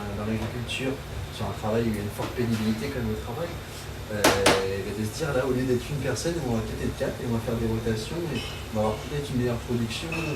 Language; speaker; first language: French; native; French